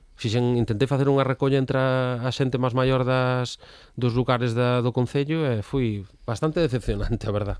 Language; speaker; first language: Galician; native; Galician